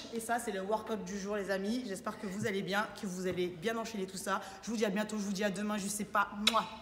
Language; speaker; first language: French; native; French